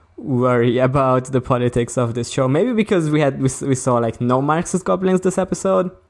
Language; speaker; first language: English; early bilingual, other home language; Hungarian